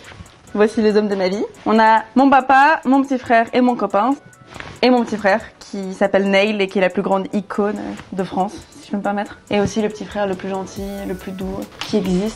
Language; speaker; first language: French; native; French